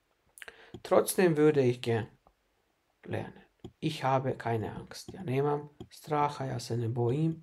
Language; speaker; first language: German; non-native, fluent; Bosnian